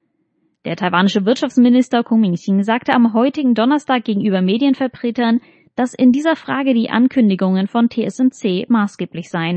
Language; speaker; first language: German; native; German